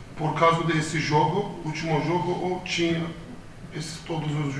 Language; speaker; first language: Portuguese; non-native, fluent; Turkish